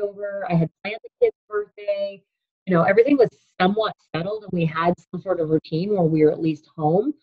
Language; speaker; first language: English; native; English